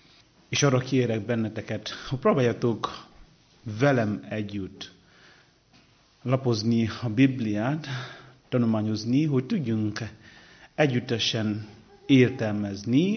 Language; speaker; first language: Hungarian; non-native, learner; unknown